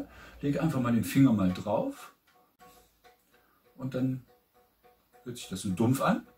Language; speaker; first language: German; native; German